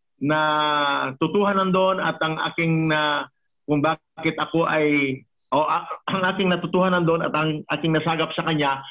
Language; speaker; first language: Filipino; non-native, local second language; Iloko